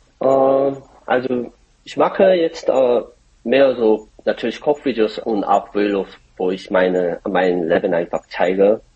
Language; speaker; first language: German; non-native, fluent; Korean